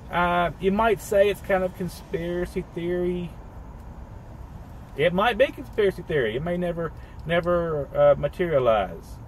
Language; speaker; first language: English; native; English